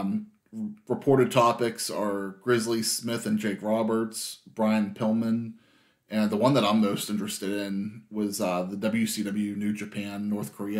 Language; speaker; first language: English; native; English